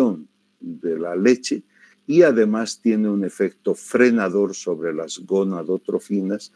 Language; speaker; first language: Spanish; native; Spanish